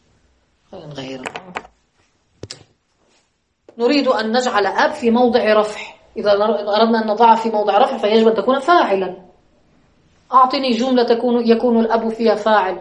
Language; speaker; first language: Arabic; native; Arabic